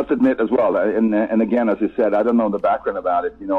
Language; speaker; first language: English; non-native, fluent; Swedish